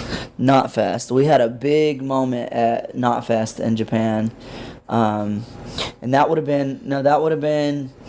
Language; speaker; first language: English; native; English